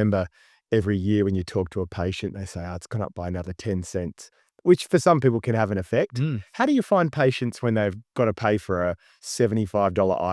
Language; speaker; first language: English; native; English